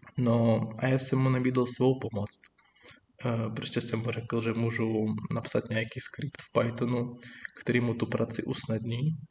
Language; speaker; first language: Czech; non-native, fluent; Russian